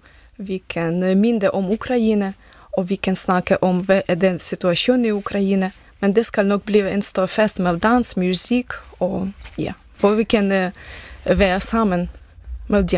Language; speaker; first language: Danish; non-native, fluent; Ukrainian